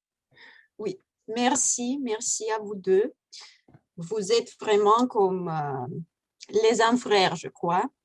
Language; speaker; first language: French; non-native, fluent; Russian